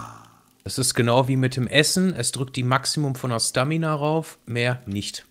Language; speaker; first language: German; native; German